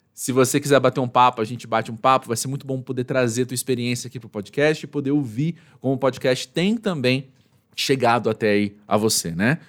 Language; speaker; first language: Portuguese; native; Portuguese